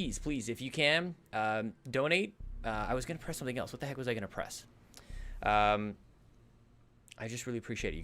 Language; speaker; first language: English; native; English